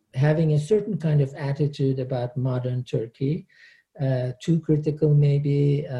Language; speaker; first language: English; non-native, fluent; Turkish